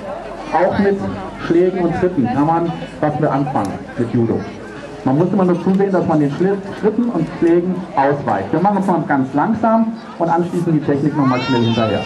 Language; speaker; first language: German; native; German